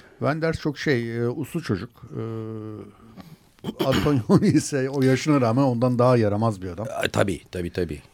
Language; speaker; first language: Turkish; native; Turkish